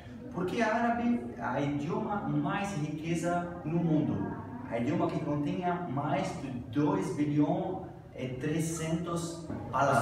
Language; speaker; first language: Portuguese; non-native, learner; Arabic